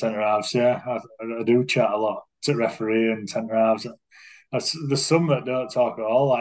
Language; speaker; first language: English; native; English